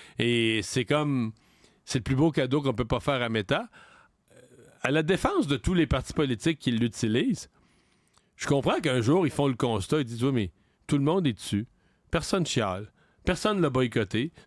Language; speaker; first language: French; native; French